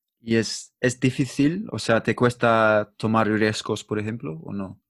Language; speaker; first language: Spanish; non-native, learner; English